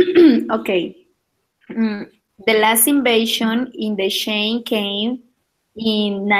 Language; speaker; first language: English; non-native, learner; Spanish